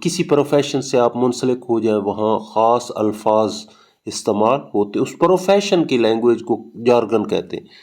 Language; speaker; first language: Urdu; non-native, local second language; Punjabi